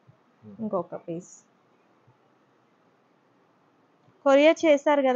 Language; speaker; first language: Telugu; native; Telugu